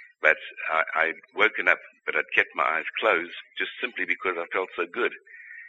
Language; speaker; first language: English; native; English